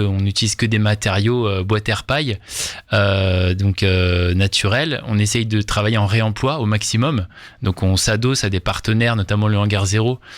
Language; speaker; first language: French; native; French